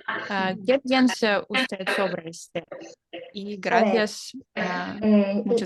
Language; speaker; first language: Spanish; non-native, learner; Russian